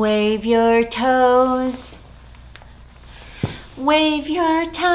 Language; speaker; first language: English; native; English